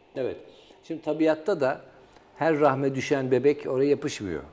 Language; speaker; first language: Turkish; native; Turkish